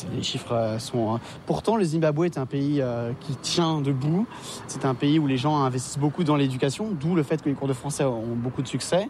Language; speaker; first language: French; native; French